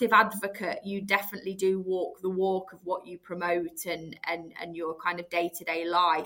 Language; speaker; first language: English; native; English